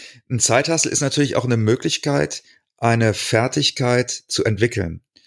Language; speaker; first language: German; native; German